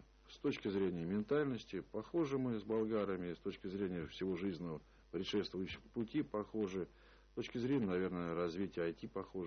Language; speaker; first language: Russian; native; Russian